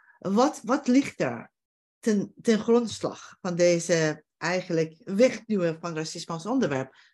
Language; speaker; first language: Dutch; non-native, fluent; Persian